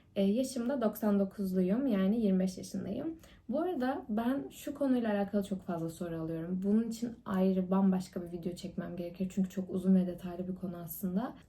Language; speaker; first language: Turkish; early bilingual, heritage; Turkish